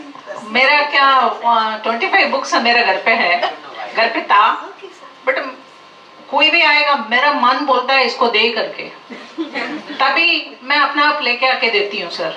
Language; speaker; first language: Hindi; non-native, local second language; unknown